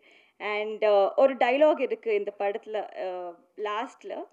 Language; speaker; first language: Tamil; non-native, learner; Telugu